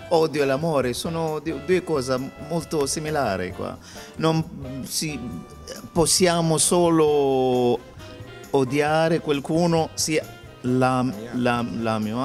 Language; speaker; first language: Italian; non-native, learner; Arabic